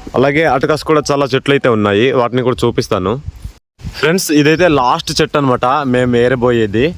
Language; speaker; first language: Telugu; non-native, local second language; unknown